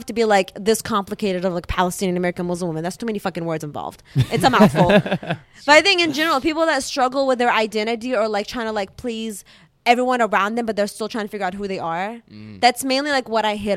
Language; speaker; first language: English; early bilingual, other home language; Arabic